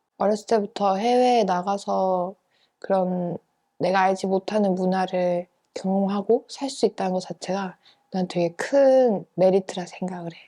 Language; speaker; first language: Korean; early bilingual, heritage; Korean